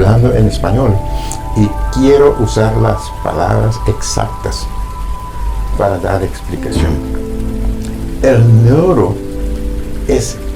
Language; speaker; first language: Spanish; non-native, fluent; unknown